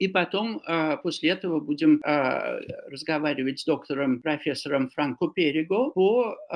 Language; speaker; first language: Russian; non-native, fluent; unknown